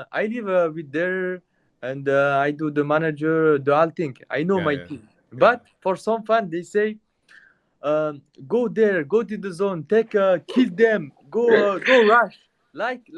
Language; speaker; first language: English; non-native, learner; Mongolian